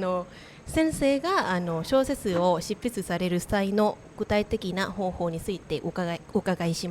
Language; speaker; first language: Japanese; non-native, learner; Thai